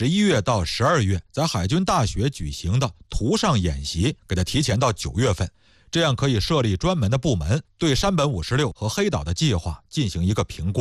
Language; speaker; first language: Chinese; native; Chinese